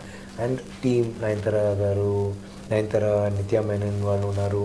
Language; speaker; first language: Telugu; non-native, local second language; Tamil